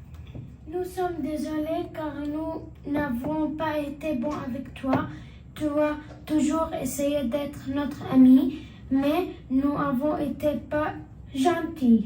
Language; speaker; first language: French; non-native, learner; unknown